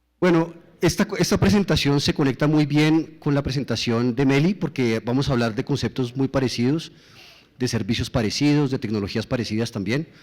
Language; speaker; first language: Spanish; native; Spanish